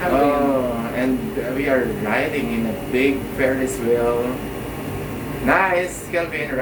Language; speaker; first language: English; non-native, local second language; Filipino